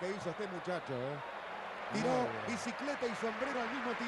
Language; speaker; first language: Spanish; native; Spanish